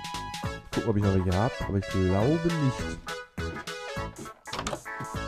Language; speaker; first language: German; native; German